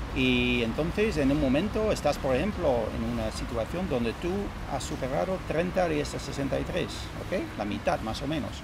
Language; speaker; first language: Spanish; non-native, fluent; Dutch